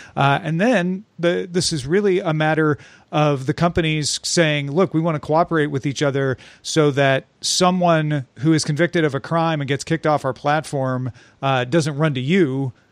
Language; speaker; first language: English; native; English